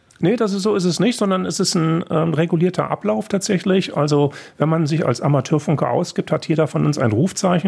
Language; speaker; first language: German; native; German